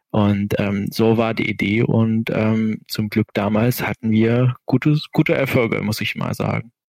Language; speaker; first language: German; non-native, fluent; Arabic